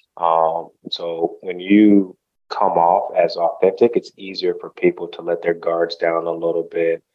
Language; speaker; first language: English; early bilingual, other home language; Haitian Creole